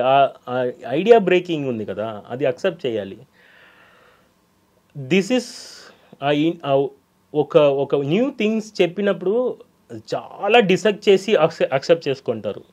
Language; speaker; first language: Telugu; non-native, local second language; Tamil